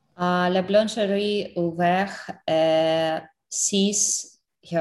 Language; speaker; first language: French; non-native, learner; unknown